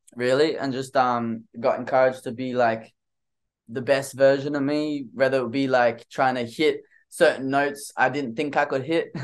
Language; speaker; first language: English; native; English